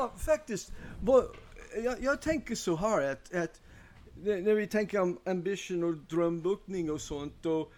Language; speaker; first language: Swedish; non-native, fluent; English